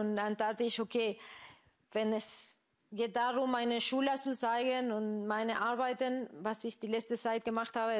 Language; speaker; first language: German; non-native, fluent; Spanish